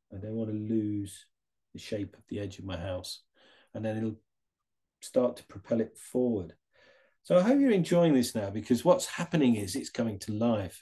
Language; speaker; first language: English; native; English